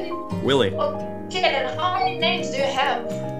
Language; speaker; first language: English; non-native, fluent; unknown